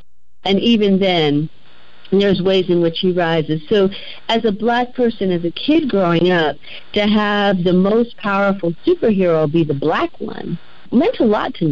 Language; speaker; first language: English; native; English